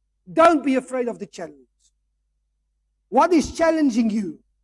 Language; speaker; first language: English; non-native, local second language; Afrikaans